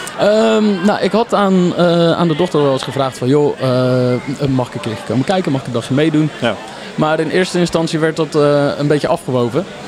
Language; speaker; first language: Dutch; native; Dutch